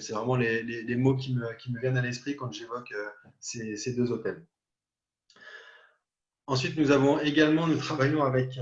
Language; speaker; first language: French; native; French